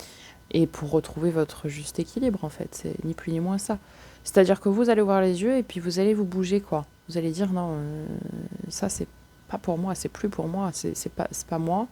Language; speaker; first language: French; native; French